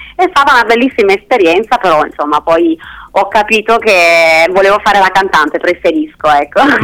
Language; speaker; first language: Italian; non-native, fluent; Spanish